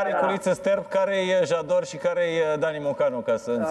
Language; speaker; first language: Romanian; native; Romanian